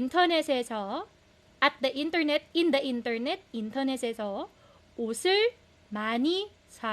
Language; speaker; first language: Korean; non-native, fluent; Filipino